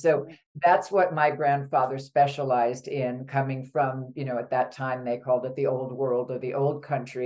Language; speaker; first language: English; native; English